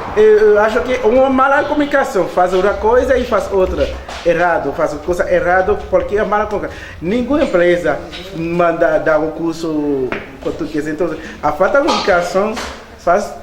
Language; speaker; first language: Portuguese; non-native, learner; Haitian Creole